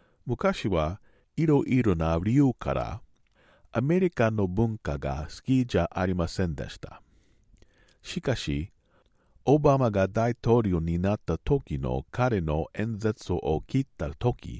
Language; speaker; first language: Japanese; non-native, learner; English